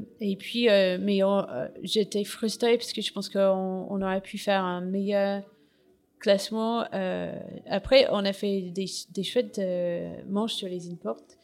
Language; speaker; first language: French; non-native, fluent; English